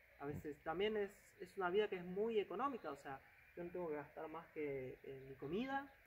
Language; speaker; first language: Spanish; native; Spanish